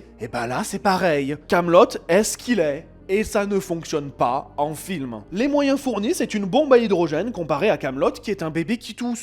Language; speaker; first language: French; native; French